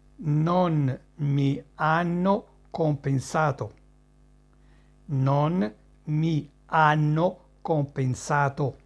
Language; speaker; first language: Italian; non-native, fluent; Arabic